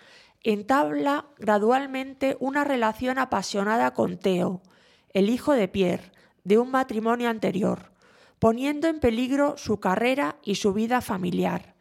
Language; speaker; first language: Spanish; native; Spanish